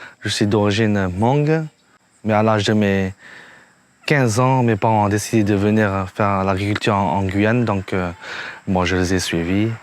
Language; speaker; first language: French; non-native, fluent; Hmong